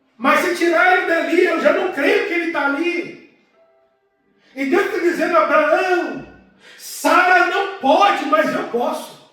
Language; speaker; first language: Portuguese; native; Portuguese